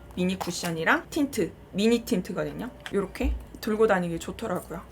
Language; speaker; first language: Korean; native; Korean